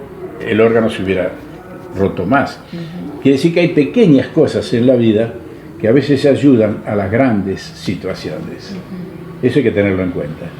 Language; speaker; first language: Spanish; native; Spanish